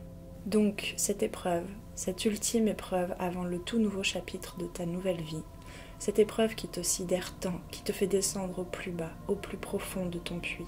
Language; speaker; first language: French; native; French